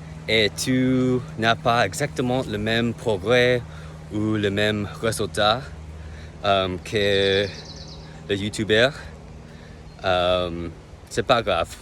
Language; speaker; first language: French; non-native, learner; English